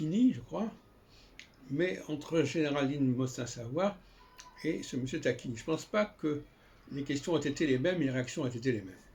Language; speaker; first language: French; native; French